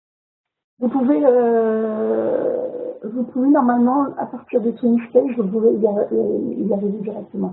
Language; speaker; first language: French; native; French